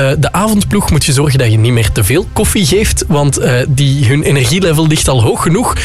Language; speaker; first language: Dutch; native; Dutch